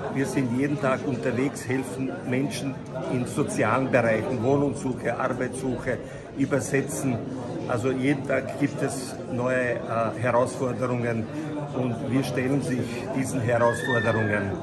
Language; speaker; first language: German; non-native, fluent; Bosnian